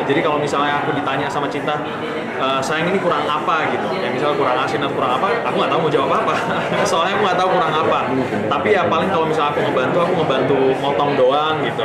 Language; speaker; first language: Indonesian; native; Indonesian